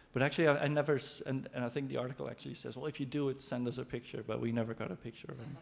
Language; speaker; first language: English; non-native, fluent; Dutch